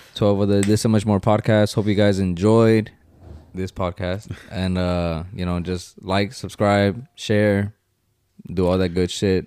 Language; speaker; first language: English; native; English